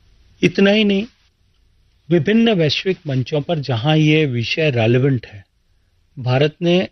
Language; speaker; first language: Hindi; native; Hindi